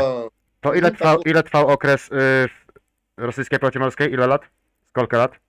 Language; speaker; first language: Polish; native; Polish